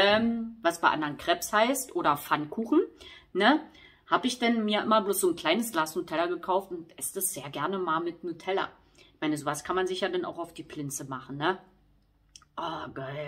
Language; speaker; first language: German; native; German